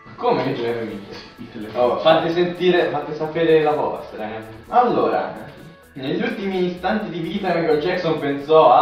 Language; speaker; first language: Italian; native; Italian